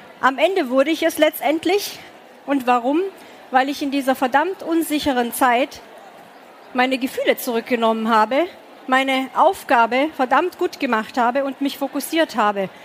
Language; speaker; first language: German; early bilingual, other home language; Romanian